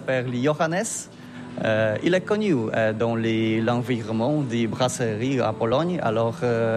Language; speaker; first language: French; non-native, learner; Polish